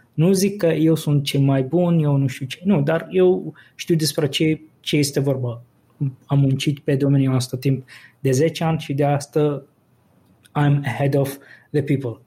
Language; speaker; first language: Romanian; non-native, fluent; Arabic